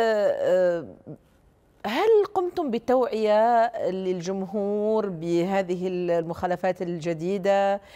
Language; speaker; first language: Arabic; native; Arabic